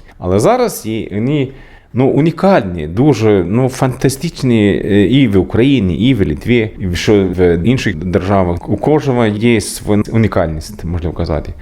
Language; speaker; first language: Ukrainian; non-native, learner; Swedish